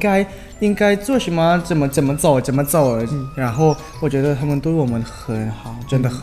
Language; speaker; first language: Chinese; non-native, learner; Thai